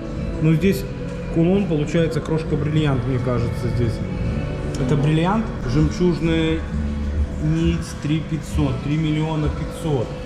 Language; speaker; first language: Russian; native; Russian